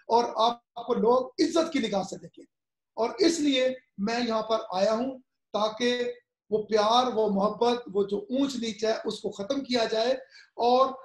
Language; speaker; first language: Urdu; native; Urdu